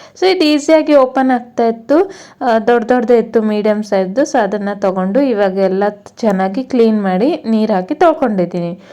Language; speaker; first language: Kannada; native; Kannada